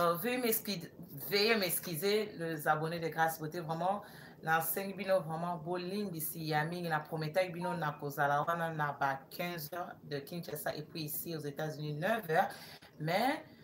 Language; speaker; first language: French; non-native, local second language; Lingala